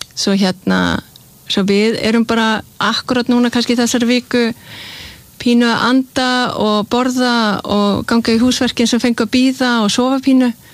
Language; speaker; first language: Icelandic; non-native, fluent; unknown